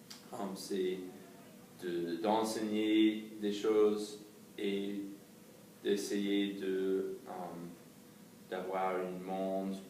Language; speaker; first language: French; non-native, fluent; English